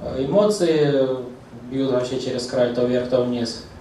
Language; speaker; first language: Russian; native; Russian